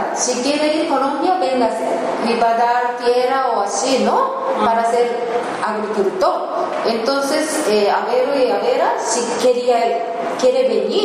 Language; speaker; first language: Spanish; non-native, learner; Japanese